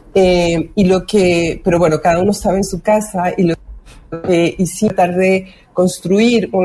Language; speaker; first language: Spanish; native; Spanish